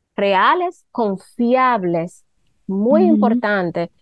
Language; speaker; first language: Spanish; native; Spanish